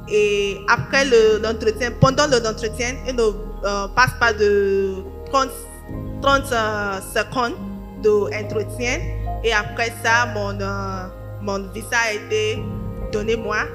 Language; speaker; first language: French; non-native, learner; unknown